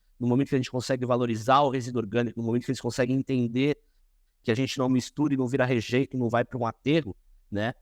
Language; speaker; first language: Portuguese; native; Portuguese